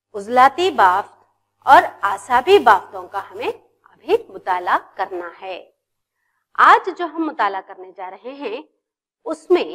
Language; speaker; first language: Urdu; native; Urdu